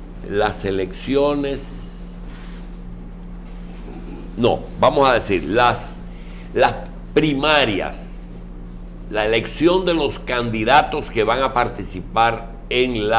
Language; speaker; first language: Spanish; native; Spanish